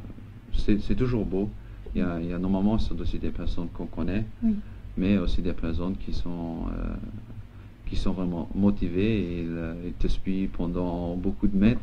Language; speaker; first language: French; non-native, local second language; Luxembourgish